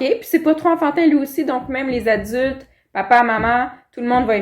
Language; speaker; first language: French; native; French